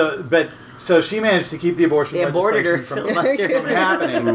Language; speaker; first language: English; native; English